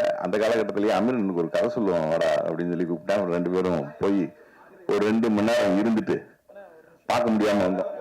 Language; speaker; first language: Tamil; native; Tamil